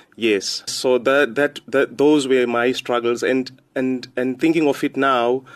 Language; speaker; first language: English; non-native, local second language; Xhosa